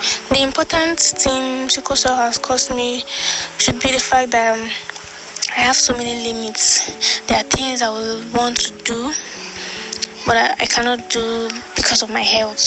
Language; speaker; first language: English; non-native, local second language; Yoruba